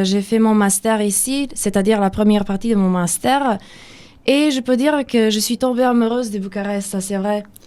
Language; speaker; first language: French; non-native, fluent; Serbian